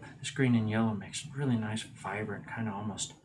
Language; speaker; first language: English; native; English